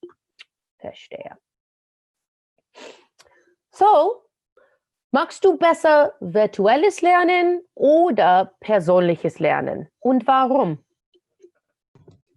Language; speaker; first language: German; non-native, fluent; English